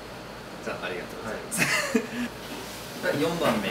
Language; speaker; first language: Japanese; non-native, learner; English